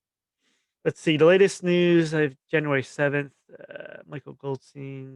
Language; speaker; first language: English; native; English